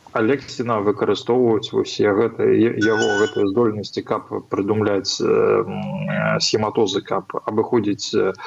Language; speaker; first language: Belarusian; non-native, local second language; Russian